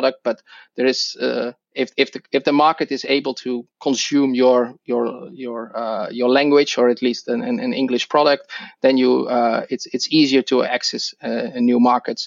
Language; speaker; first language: English; non-native, fluent; Dutch